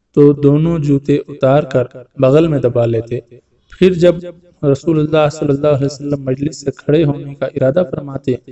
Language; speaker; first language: Urdu; native; Urdu